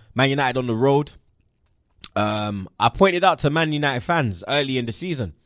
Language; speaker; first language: English; native; English